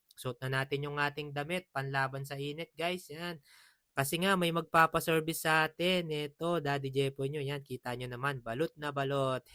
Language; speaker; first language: Filipino; non-native, local second language; Pampanga